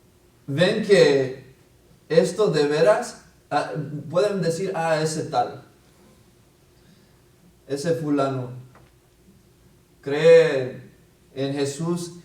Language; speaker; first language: Spanish; non-native, fluent; English